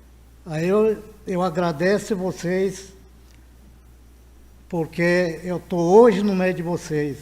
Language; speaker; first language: Portuguese; non-native, local second language; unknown